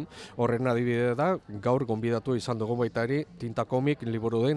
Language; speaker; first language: Basque; native; Basque